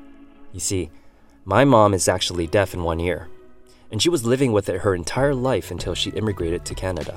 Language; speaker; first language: English; native; English